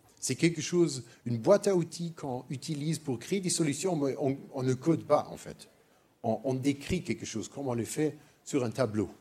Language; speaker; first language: French; non-native, fluent; German